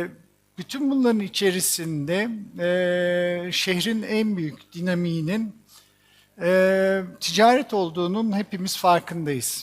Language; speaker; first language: Turkish; native; Turkish